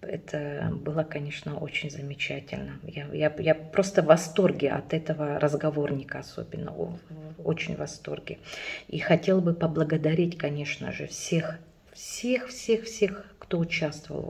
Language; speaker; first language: Russian; non-native, local second language; Yakut